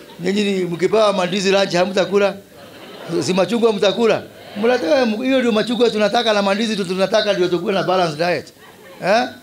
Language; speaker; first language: Swahili; non-native, local second language; Kikuyu